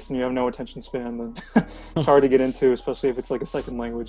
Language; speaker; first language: English; early bilingual, other home language; Korean